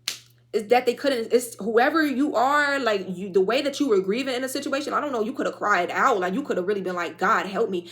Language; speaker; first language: English; native; English